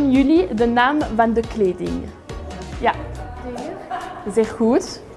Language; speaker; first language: Dutch; non-native, learner; French